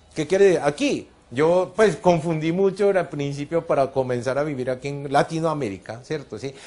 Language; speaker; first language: Spanish; non-native, fluent; Japanese